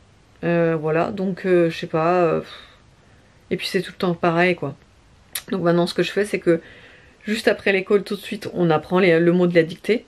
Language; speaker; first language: French; native; French